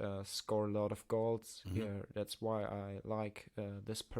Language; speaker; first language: English; non-native, learner; German